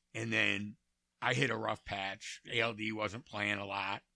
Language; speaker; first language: English; native; English